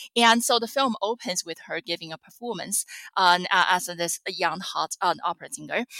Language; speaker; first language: English; non-native, fluent; Chinese